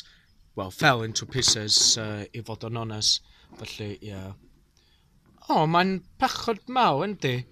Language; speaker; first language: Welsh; non-native, learner; English